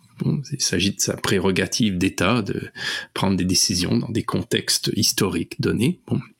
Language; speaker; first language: French; native; French